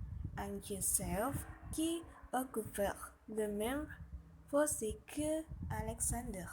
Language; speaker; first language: French; non-native, learner; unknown